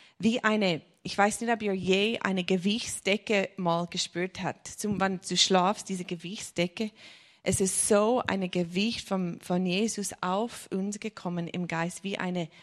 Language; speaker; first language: German; non-native, fluent; English